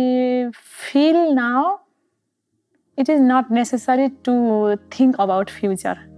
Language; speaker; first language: English; non-native, learner; Nepali